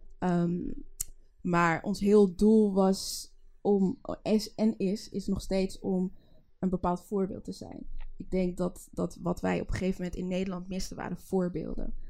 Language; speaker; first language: Dutch; early bilingual, other home language; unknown